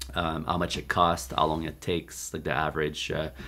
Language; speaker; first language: English; native; English